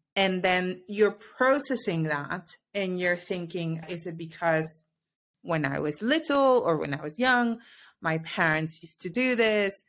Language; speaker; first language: English; non-native, fluent; Spanish